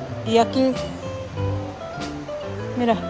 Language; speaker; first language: Spanish; non-native, fluent; Filipino